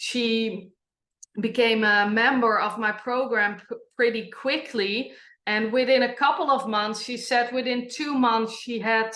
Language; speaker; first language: English; non-native, fluent; Dutch